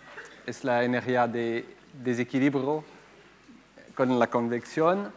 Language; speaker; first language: Spanish; non-native, fluent; French